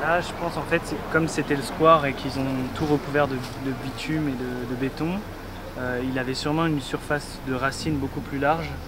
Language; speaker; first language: French; native; French